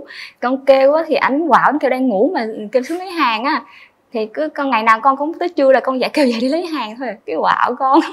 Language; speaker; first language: Vietnamese; native; Vietnamese